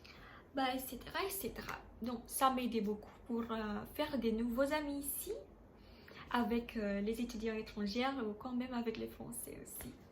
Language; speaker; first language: French; non-native, learner; Indonesian